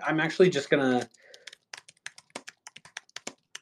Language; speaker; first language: English; native; English